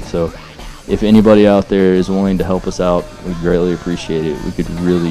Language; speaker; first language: English; native; English